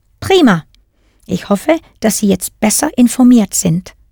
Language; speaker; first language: German; non-native, fluent; English